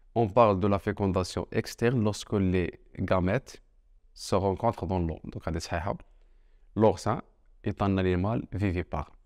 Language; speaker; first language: French; non-native, local second language; Arabic